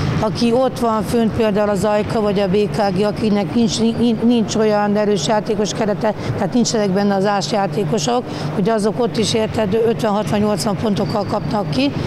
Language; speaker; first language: Hungarian; native; Hungarian